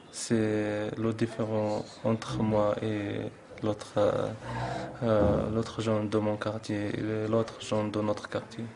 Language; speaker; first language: French; non-native, local second language; Arabic